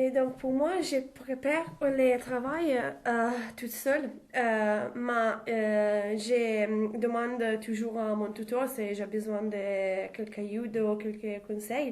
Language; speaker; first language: French; non-native, learner; Italian